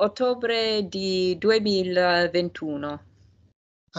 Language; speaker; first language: Italian; non-native, fluent; English